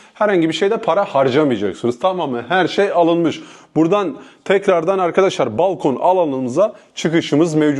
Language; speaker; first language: Turkish; native; Turkish